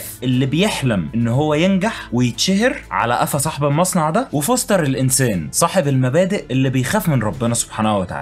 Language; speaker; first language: Arabic; native; Arabic